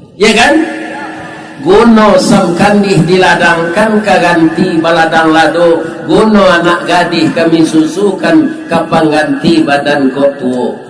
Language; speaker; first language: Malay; non-native, local second language; Minangkabau